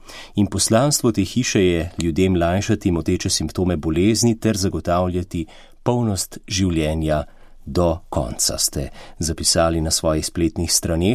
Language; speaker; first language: Slovenian; native; Slovenian